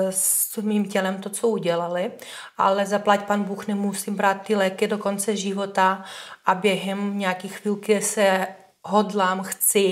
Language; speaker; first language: Czech; non-native, fluent; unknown